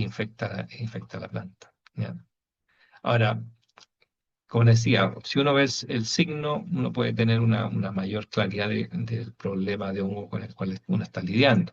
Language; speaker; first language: Spanish; native; Spanish